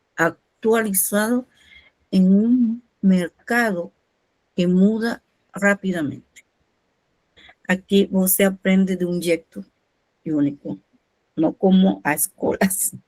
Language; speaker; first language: Portuguese; non-native, fluent; Spanish